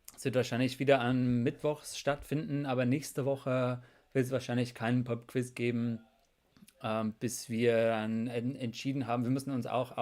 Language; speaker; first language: German; non-native, fluent; English